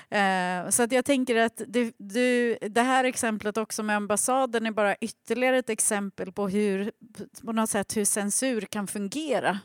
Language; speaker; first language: Swedish; native; Swedish